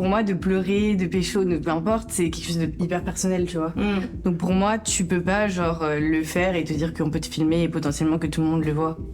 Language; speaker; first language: French; native; French